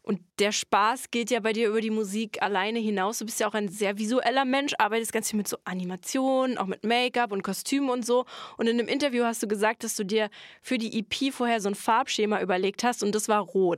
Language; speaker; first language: German; native; German